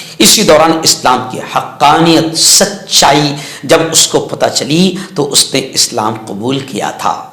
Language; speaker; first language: Urdu; native; Urdu